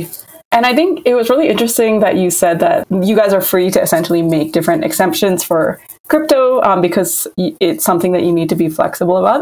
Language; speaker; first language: English; non-native, local second language; Filipino